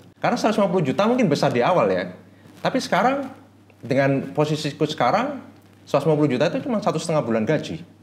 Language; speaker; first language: Indonesian; native; Indonesian